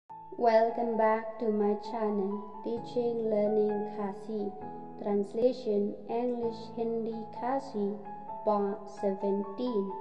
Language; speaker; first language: English; non-native, local second language; Khasi